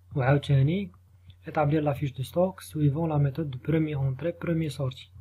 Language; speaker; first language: French; non-native, local second language; Arabic